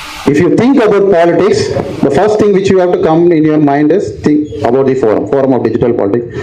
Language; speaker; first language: English; non-native, local second language; Tamil